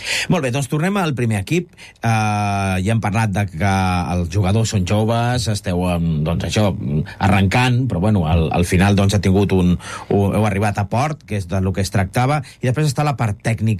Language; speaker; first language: Catalan; native; Catalan